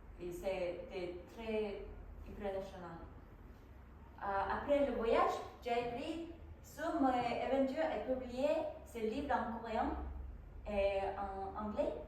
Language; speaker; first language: French; non-native, learner; Korean